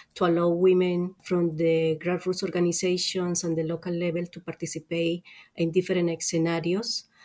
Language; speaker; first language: English; non-native, fluent; Spanish